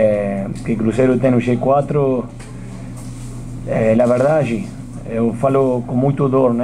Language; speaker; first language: Portuguese; non-native, fluent; Spanish